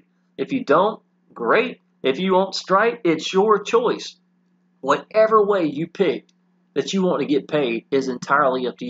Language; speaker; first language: English; native; English